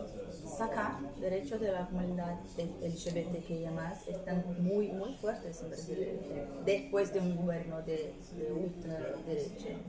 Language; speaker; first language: Spanish; non-native, fluent; Portuguese